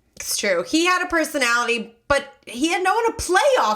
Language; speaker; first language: English; native; English